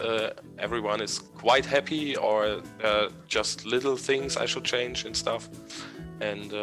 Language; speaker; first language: English; non-native, fluent; German